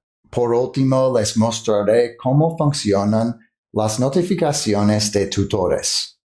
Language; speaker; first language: Spanish; non-native, fluent; English